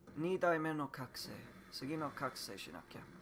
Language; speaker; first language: Japanese; non-native, learner; English